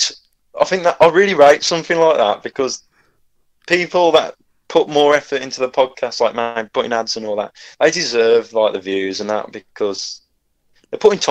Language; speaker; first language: English; native; English